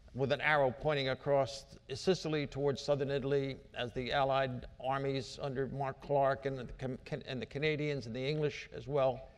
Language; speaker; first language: English; native; English